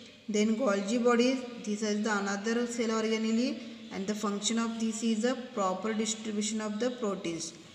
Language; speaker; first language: English; non-native, local second language; Marathi